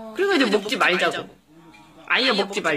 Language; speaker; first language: Korean; native; Korean